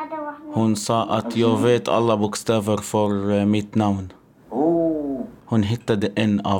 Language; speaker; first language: Swedish; non-native, learner; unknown